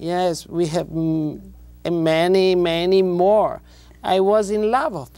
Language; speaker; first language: English; non-native, learner; Italian